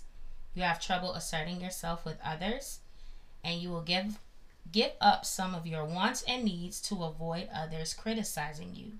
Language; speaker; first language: English; native; English